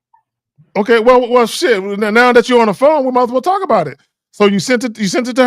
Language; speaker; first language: English; native; English